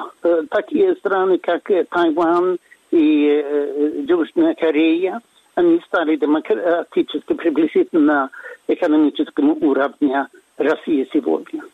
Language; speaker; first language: Russian; non-native, fluent; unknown